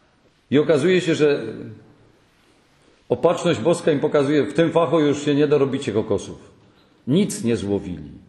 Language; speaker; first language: Polish; native; Polish